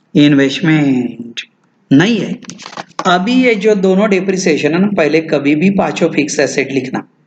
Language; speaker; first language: Hindi; non-native, local second language; Marathi